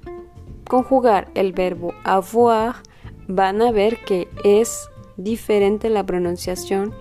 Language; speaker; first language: Spanish; non-native, fluent; French